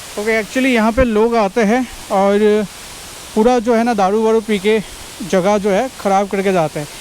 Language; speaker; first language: Hindi; non-native, local second language; Assamese